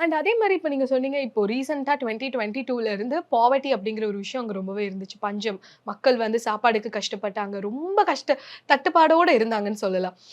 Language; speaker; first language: Tamil; native; Tamil